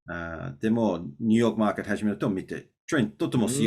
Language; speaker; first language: Japanese; non-native, learner; English